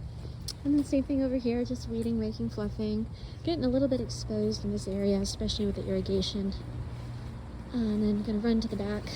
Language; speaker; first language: English; native; English